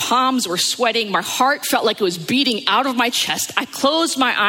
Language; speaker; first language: English; native; English